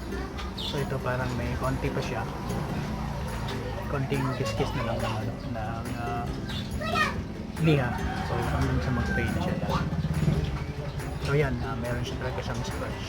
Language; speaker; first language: Filipino; native; Filipino